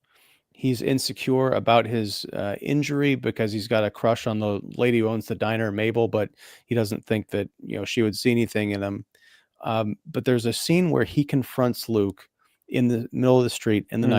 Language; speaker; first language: English; native; English